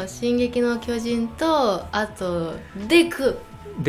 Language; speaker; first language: Japanese; non-native, fluent; English